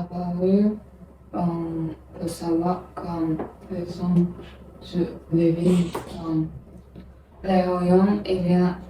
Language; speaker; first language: French; non-native, learner; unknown